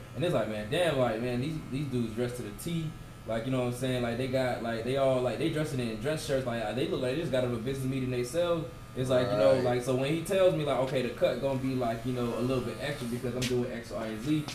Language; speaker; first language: English; native; English